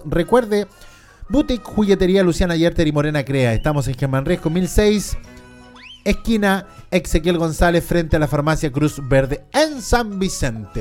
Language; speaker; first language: Spanish; native; Spanish